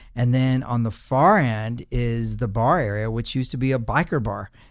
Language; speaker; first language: English; early bilingual, other home language; Spanish